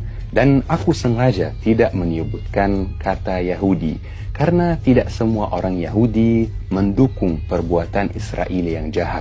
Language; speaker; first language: Indonesian; non-native, fluent; Arabic